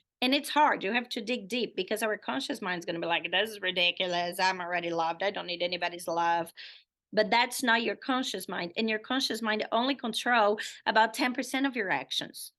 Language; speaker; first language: English; non-native, fluent; Portuguese